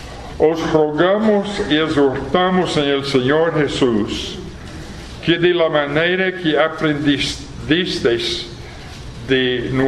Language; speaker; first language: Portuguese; non-native, fluent; English